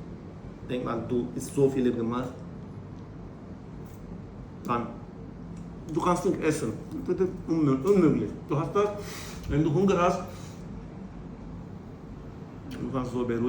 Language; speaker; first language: German; non-native, learner; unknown